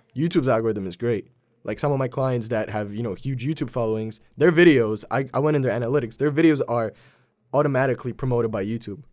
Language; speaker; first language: English; early bilingual, other home language; Polish